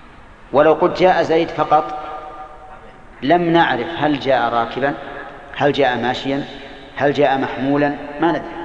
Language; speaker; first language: Arabic; native; Arabic